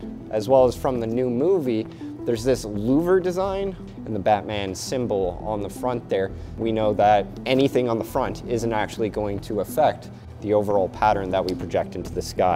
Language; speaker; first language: English; native; English